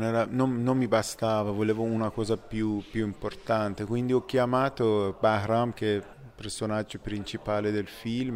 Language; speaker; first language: Italian; non-native, fluent; Persian